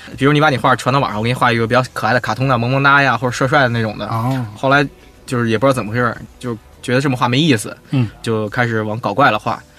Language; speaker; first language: Chinese; native; Chinese